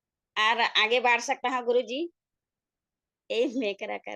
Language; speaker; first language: Hindi; non-native, local second language; Nepali